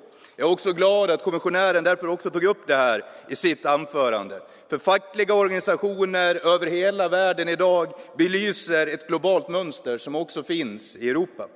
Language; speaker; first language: Swedish; native; Swedish